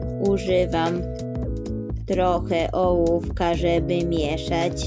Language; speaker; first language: Polish; early bilingual, heritage; Polish